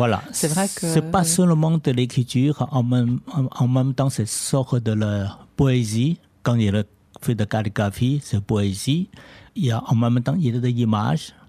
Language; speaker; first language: French; non-native, learner; Chinese